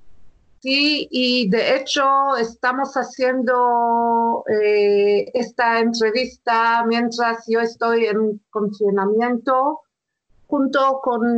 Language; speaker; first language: Spanish; non-native, fluent; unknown